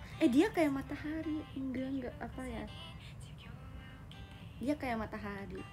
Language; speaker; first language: Indonesian; non-native, learner; Japanese